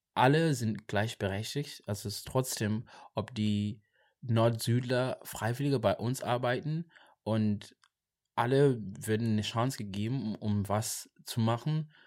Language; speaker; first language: German; non-native, learner; Xhosa